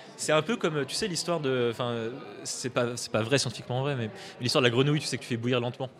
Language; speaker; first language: French; native; French